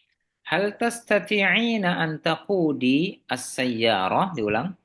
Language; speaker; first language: Arabic; non-native, fluent; Indonesian